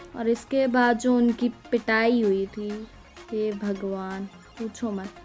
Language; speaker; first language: Hindi; non-native, local second language; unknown